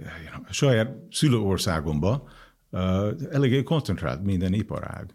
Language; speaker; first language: Hungarian; non-native, fluent; English